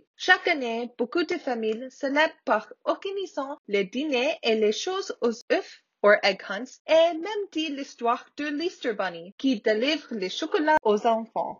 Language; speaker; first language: French; non-native, learner; English